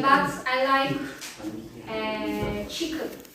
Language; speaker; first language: English; non-native, learner; Turkish